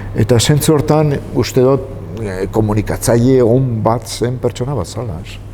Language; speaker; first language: Basque; native; Basque